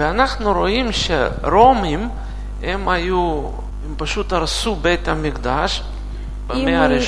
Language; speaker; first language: Hebrew; non-native, fluent; Russian